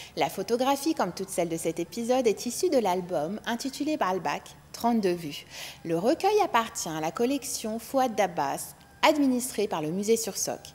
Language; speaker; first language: French; non-native, local second language; Arabic